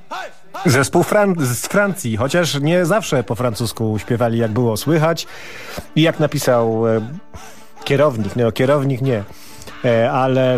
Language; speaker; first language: Polish; native; Polish